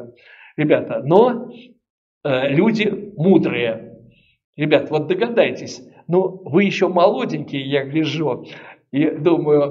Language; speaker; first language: Russian; native; Russian